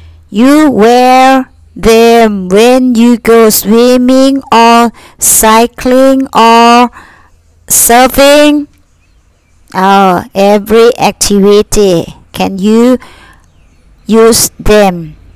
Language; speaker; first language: English; non-native, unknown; Thai